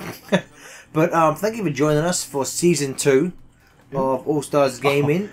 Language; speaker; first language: English; native; English